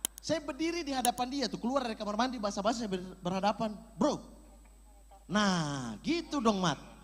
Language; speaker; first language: Indonesian; native; Indonesian